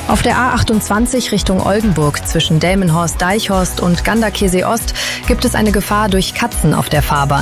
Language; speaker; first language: German; native; German